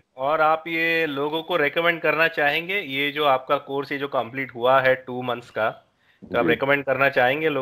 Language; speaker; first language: Hindi; native; Hindi